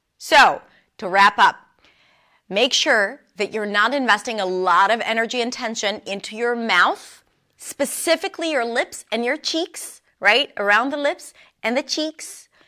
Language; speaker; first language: English; non-native, fluent; Hebrew